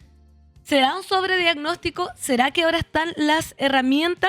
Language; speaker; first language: Spanish; native; Spanish